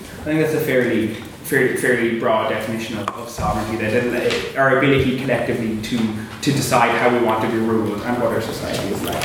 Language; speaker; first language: English; native; English